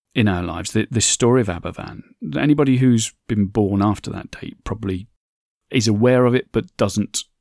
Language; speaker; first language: English; native; English